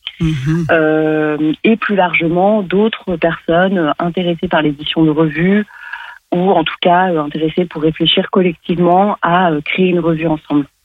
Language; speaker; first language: French; native; French